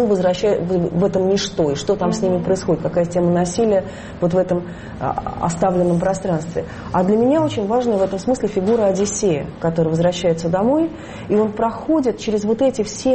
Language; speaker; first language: Russian; native; Russian